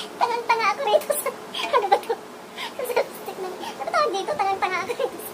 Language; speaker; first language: Filipino; non-native, local second language; Cebuano